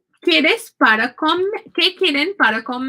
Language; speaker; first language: Spanish; non-native, fluent; English